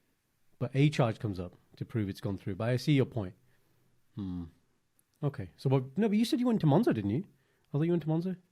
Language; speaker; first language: English; early bilingual, other home language; Punjabi